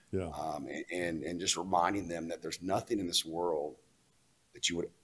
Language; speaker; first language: English; native; English